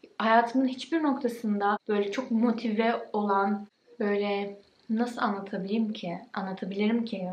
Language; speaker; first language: Turkish; early bilingual, heritage; Turkish